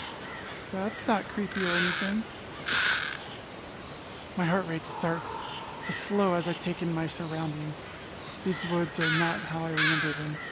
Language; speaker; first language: English; native; English